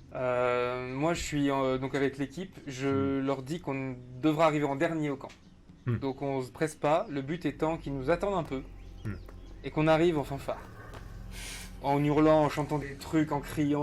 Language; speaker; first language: French; native; French